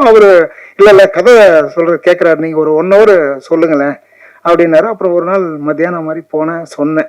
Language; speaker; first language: Tamil; native; Tamil